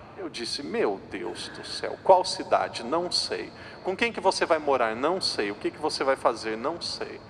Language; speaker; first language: Portuguese; native; Portuguese